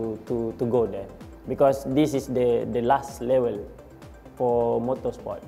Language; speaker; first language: English; non-native, learner; Malay